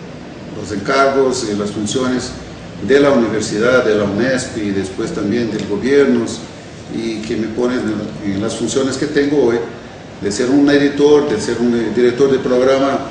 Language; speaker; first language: Spanish; non-native, fluent; Portuguese